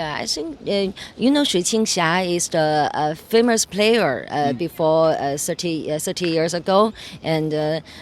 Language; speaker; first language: English; non-native, learner; Chinese